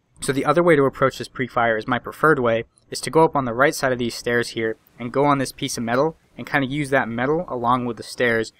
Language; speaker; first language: English; native; English